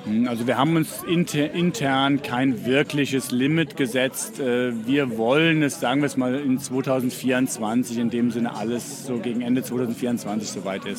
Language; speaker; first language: German; native; German